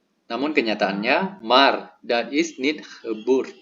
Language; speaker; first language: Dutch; non-native, learner; Indonesian